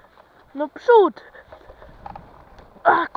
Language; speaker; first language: Polish; native; Polish